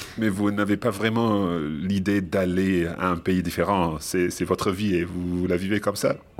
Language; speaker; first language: French; non-native, fluent; English